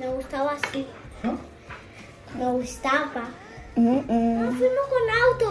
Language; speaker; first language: Spanish; early bilingual, heritage; Spanish